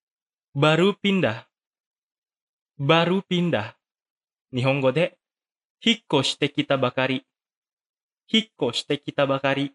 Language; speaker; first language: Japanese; non-native, fluent; Indonesian